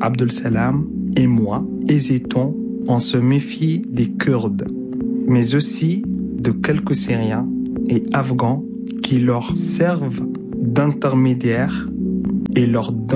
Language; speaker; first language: French; non-native, fluent; Arabic